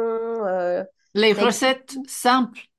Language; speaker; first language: French; non-native, fluent; English